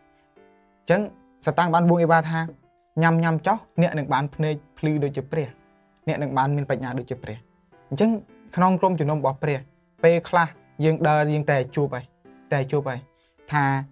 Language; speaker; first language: Khmer; native; Khmer